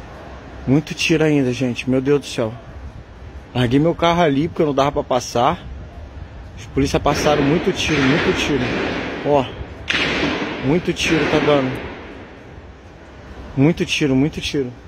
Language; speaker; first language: Portuguese; native; Portuguese